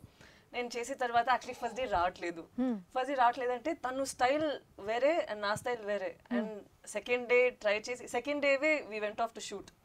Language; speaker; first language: Telugu; non-native, learner; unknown